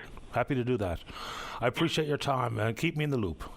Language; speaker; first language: English; native; English